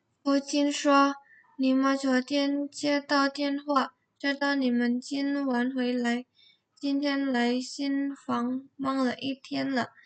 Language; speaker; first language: Chinese; non-native, learner; Indonesian